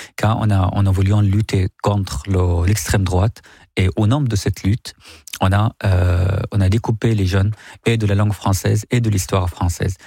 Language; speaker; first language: French; non-native, fluent; Arabic